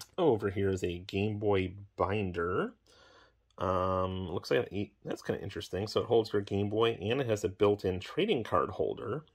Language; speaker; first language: English; native; English